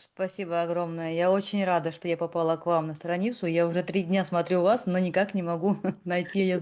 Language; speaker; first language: Russian; native; Russian